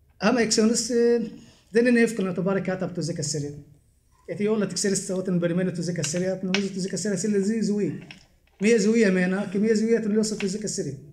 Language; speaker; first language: Greek; non-native, learner; Arabic